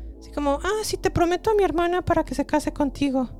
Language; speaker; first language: Spanish; native; Spanish